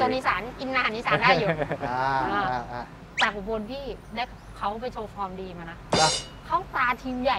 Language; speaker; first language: Thai; native; Thai